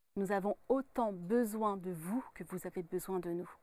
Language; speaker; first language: French; native; French